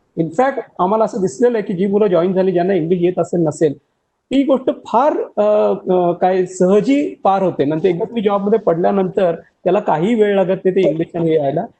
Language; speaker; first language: Marathi; native; Marathi